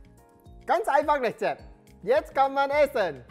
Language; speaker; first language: German; non-native, learner; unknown